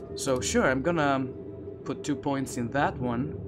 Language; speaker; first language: English; non-native, fluent; Greek